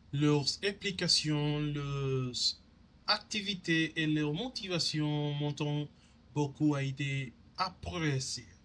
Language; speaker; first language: French; non-native, learner; Spanish